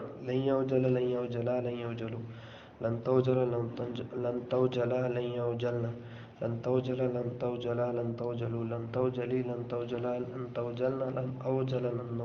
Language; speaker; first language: Arabic; non-native, learner; Urdu